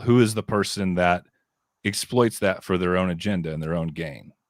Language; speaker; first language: English; native; English